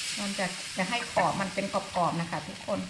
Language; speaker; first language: Thai; native; Thai